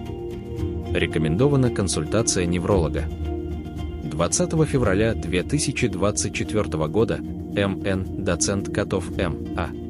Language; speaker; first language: Russian; native; Russian